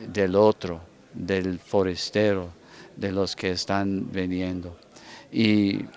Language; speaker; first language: Spanish; non-native, fluent; English